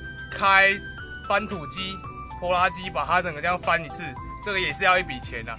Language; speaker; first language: Chinese; native; Chinese